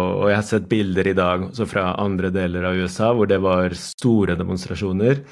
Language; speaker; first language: Norwegian; non-native, fluent; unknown